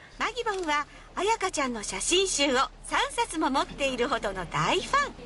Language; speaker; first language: Japanese; native; Japanese